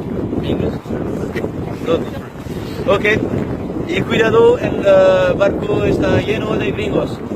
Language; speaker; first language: Spanish; non-native, learner; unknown